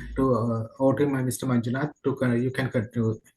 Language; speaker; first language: English; non-native, local second language; Sinhala